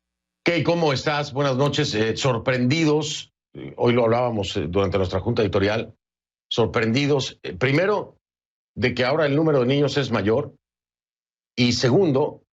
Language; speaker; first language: Spanish; native; Spanish